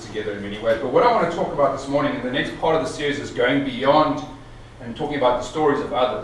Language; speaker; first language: English; native; English